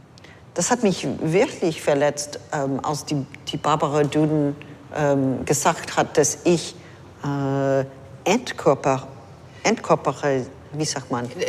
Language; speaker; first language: German; non-native, fluent; English